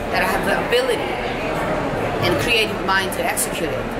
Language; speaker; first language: English; non-native, fluent; Korean